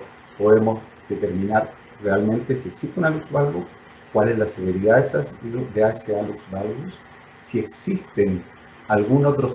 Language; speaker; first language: Spanish; native; Spanish